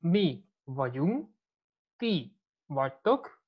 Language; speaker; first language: Hungarian; non-native, fluent; Indonesian